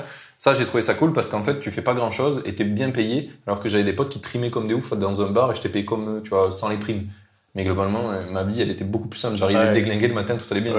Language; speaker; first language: French; native; French